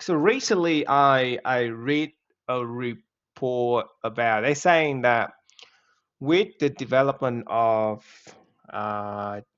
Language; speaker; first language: English; non-native, fluent; Vietnamese